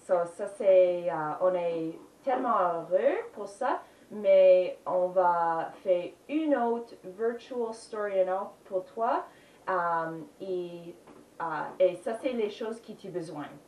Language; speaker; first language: French; non-native, learner; English